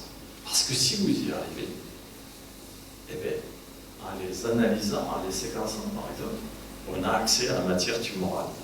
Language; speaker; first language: French; native; French